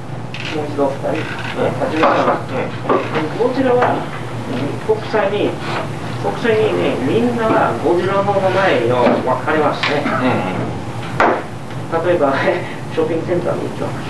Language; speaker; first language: Japanese; non-native, learner; English